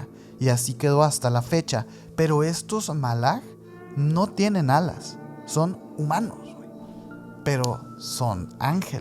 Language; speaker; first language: Spanish; native; Spanish